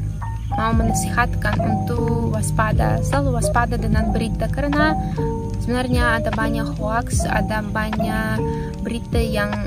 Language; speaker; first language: Indonesian; non-native, fluent; Russian